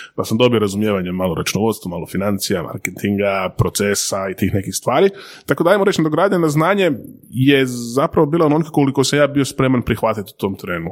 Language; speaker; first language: Croatian; native; Croatian